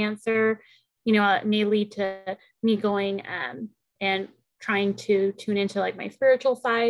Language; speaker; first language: English; early bilingual, other home language; Spanish